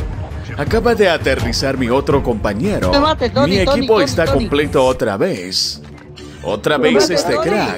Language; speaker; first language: Spanish; native; Spanish